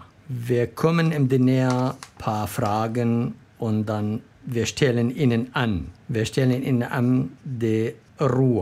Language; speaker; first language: German; non-native, learner; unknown